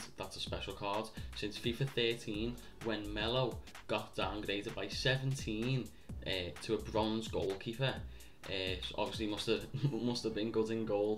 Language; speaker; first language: English; native; English